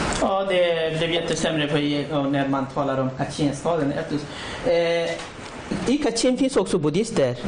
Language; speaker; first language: Swedish; non-native, learner; Rohingya